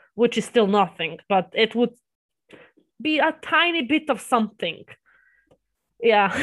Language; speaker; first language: English; early bilingual, other home language; Serbian